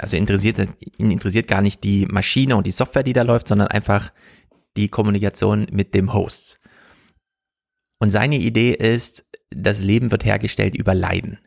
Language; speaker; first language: German; native; German